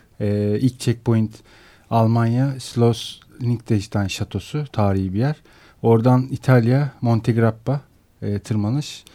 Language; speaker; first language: Turkish; native; Turkish